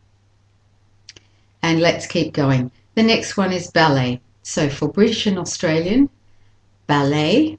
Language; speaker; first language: English; native; English